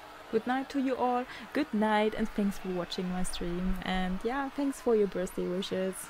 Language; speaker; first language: English; non-native, fluent; German